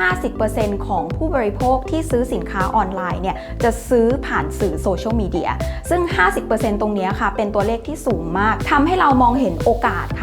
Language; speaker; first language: Thai; native; Thai